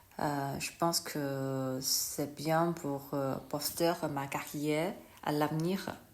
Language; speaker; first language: French; non-native, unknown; Chinese